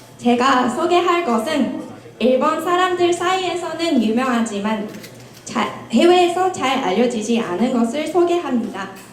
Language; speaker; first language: Korean; non-native, fluent; Japanese